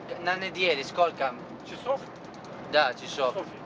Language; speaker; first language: Russian; non-native, learner; Italian